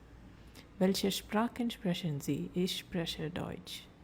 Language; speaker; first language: German; non-native, fluent; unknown